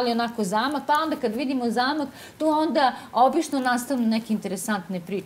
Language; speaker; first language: Serbian; native; Serbian